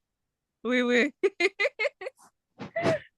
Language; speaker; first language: French; non-native, learner; English